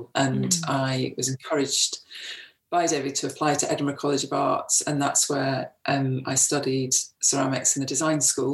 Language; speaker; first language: English; native; English